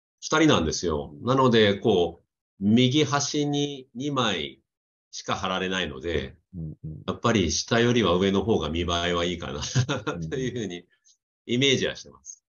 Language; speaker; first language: Japanese; native; Japanese